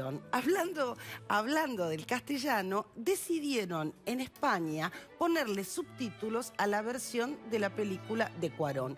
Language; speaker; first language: Spanish; native; Spanish